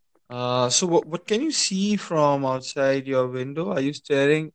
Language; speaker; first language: English; non-native, local second language; Hindi